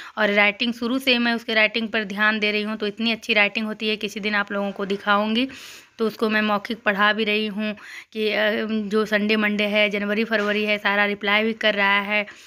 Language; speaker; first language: Hindi; native; Hindi